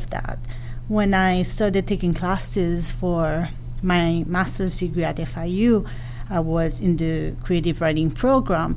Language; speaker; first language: English; non-native, fluent; Haitian Creole